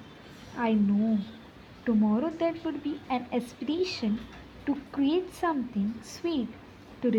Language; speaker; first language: English; non-native, local second language; Gujarati